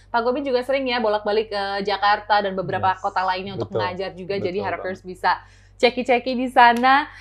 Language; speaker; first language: Indonesian; native; Indonesian